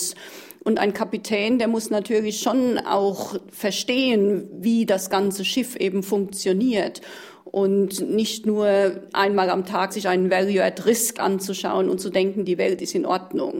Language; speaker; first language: German; native; German